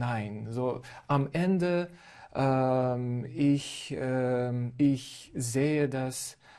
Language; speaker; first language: German; non-native, fluent; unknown